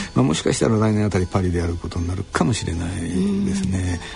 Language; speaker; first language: Japanese; native; Japanese